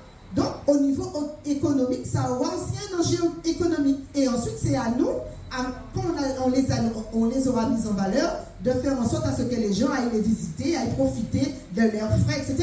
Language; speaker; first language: French; native; French